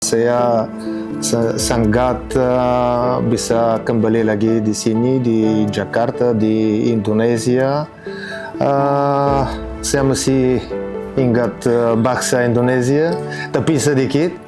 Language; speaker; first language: Indonesian; non-native, learner; Bulgarian